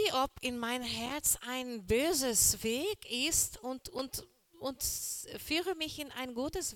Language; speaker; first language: German; non-native, learner; Portuguese